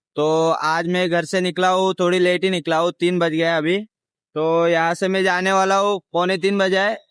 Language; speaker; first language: Hindi; non-native, local second language; Marathi